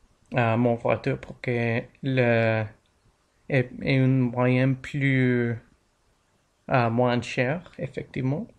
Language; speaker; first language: French; non-native, learner; English